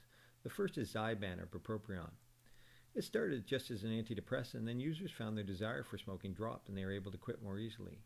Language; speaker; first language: English; native; English